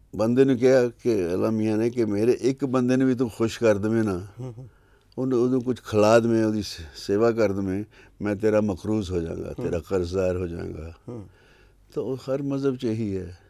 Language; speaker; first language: Punjabi; native; Punjabi